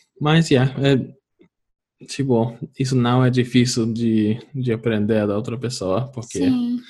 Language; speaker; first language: Portuguese; non-native, fluent; English